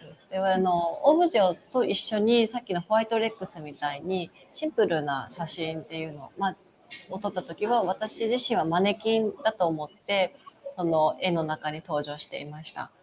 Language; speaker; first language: Japanese; native; Japanese